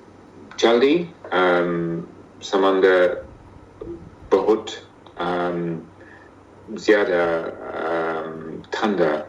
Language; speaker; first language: Hindi; non-native, learner; English